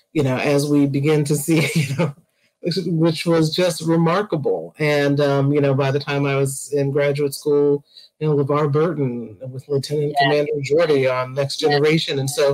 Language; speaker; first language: English; native; English